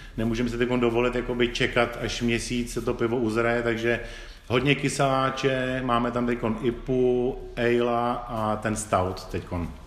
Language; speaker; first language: Czech; early bilingual, other home language; Greek